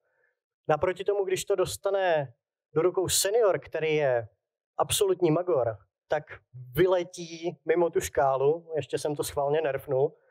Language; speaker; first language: Czech; native; Czech